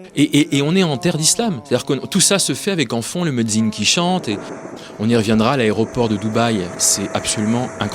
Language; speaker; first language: French; native; French